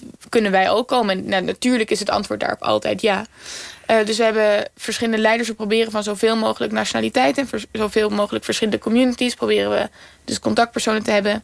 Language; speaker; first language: Dutch; native; Dutch